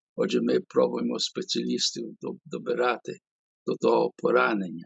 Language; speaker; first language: Ukrainian; early bilingual, heritage; Ukrainian